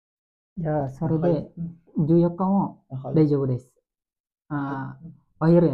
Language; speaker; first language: Japanese; non-native, learner; Indonesian